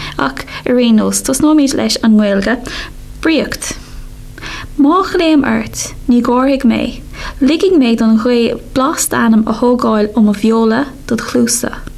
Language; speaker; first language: Irish; non-native, local second language; English